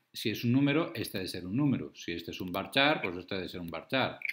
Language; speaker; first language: Spanish; non-native, local second language; Catalan